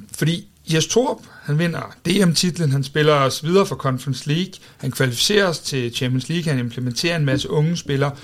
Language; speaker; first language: Danish; native; Danish